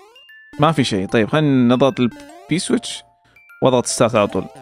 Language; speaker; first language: Arabic; native; Arabic